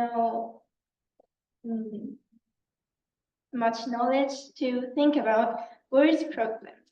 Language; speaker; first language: English; non-native, learner; Japanese